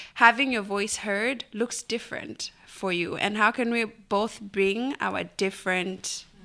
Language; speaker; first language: English; non-native, local second language; Bemba